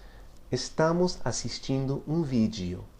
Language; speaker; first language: Portuguese; non-native, fluent; English